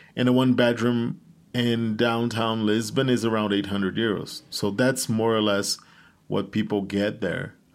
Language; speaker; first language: English; non-native, fluent; Portuguese